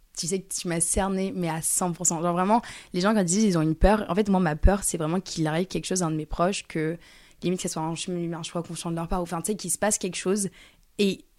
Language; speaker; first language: French; early bilingual, other home language; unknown